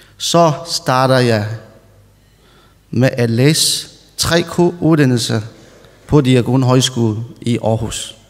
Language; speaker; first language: Danish; non-native, learner; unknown